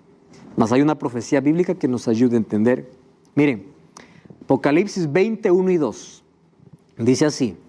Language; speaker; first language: Spanish; native; Spanish